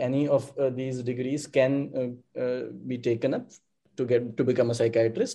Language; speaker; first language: English; non-native, local second language; Gujarati